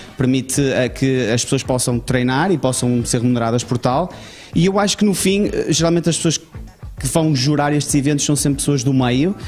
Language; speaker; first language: Portuguese; native; Portuguese